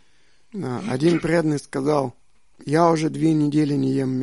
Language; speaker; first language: Czech; non-native, learner; Russian